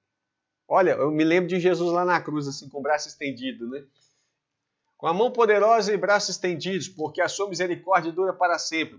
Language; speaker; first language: Portuguese; native; Portuguese